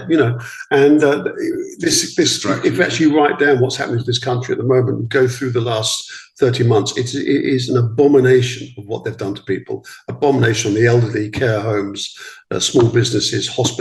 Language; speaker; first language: English; native; English